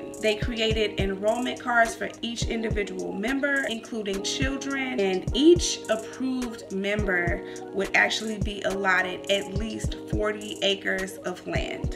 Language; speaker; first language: English; native; English